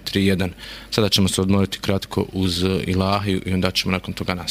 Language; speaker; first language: Croatian; native; Croatian